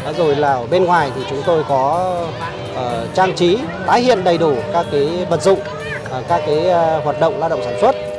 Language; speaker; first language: Vietnamese; non-native, local second language; Hmong